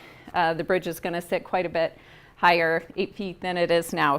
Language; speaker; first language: English; native; English